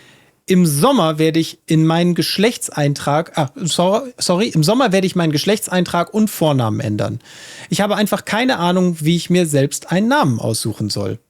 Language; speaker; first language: German; native; German